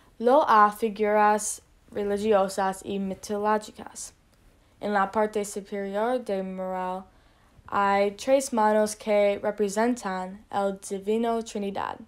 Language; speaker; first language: Spanish; non-native, learner; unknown